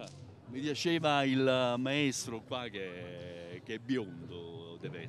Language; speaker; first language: Italian; native; Italian